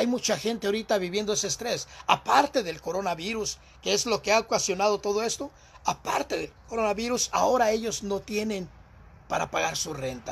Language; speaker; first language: Spanish; native; Spanish